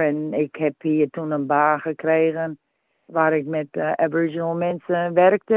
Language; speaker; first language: Dutch; early bilingual, heritage; Dutch